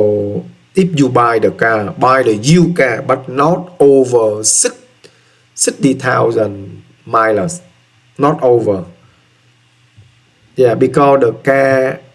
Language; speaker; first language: English; non-native, learner; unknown